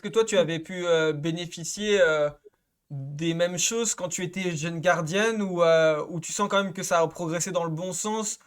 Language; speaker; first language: French; native; French